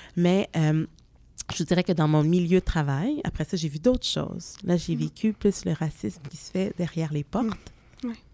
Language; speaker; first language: French; native; French